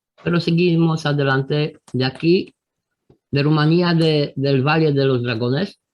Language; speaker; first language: Spanish; non-native, fluent; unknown